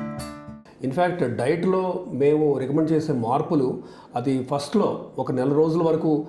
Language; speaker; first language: Telugu; native; Telugu